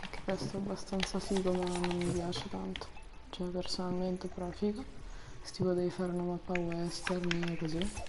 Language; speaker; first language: Italian; native; Italian